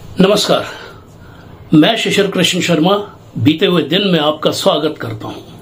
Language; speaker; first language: Hindi; native; Hindi